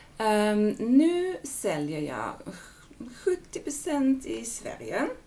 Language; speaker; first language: Swedish; non-native, fluent; Dutch